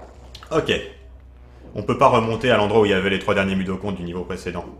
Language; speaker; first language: French; native; French